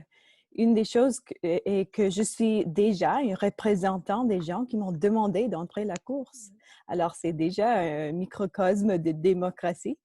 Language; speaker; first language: French; non-native, local second language; English